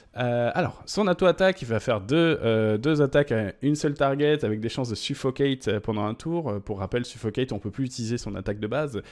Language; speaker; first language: French; native; French